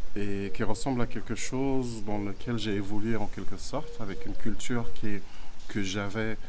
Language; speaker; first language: French; non-native, local second language; Arabic